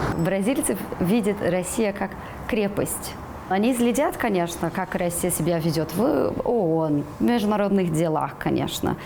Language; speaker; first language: Russian; non-native, fluent; Portuguese